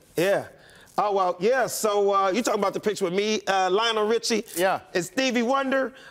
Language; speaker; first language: English; native; English